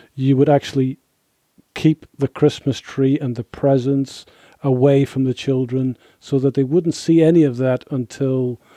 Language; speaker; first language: English; native; English